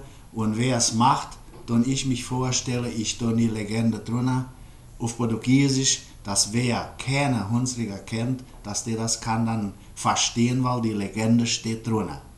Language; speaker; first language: German; early bilingual, heritage; German